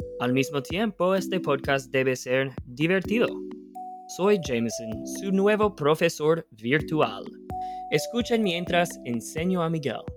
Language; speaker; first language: Spanish; non-native, fluent; English